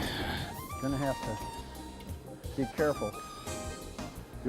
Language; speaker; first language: English; native; English